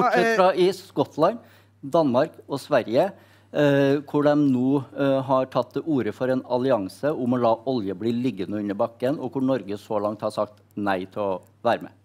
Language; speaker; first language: Norwegian; native; Norwegian